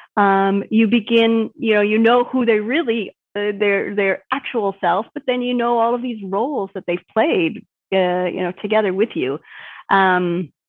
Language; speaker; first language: English; native; English